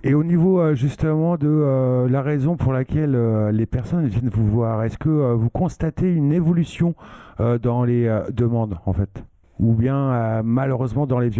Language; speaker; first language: French; native; French